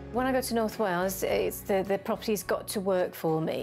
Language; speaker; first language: English; native; English